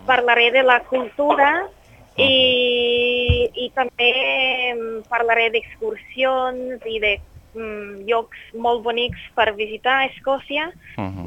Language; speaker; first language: Catalan; non-native, fluent; English